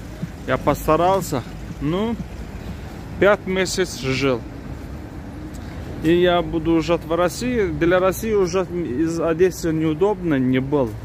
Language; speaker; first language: Russian; non-native, learner; Azerbaijani